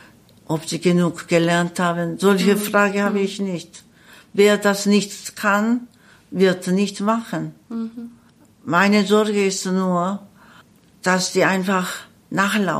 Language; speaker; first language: German; non-native, learner; Korean